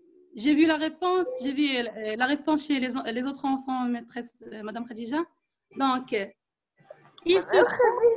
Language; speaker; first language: French; non-native, local second language; Arabic